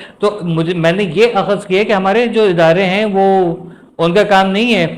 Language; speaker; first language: Urdu; native; Urdu